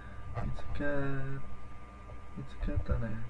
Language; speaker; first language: Japanese; non-native, learner; English